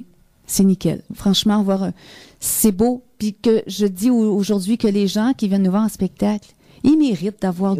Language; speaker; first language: French; native; French